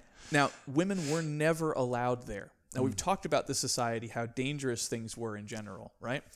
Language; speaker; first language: English; native; English